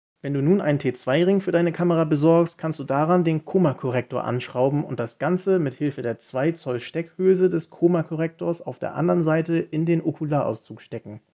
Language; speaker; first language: German; native; German